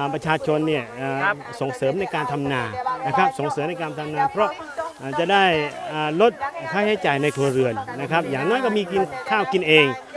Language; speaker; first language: Thai; non-native, local second language; Malay